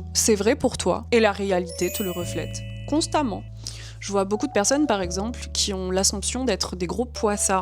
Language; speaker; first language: French; native; French